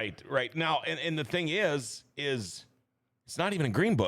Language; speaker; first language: English; native; English